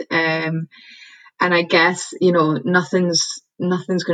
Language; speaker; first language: English; native; English